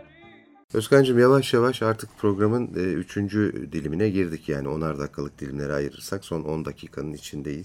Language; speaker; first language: Turkish; native; Turkish